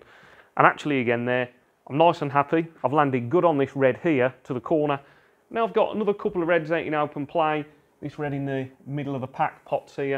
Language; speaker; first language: English; native; English